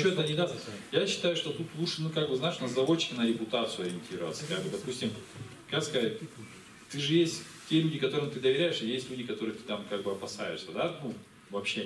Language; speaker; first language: Russian; native; Russian